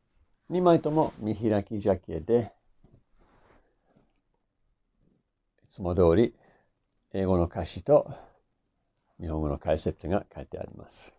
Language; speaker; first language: Japanese; non-native, fluent; English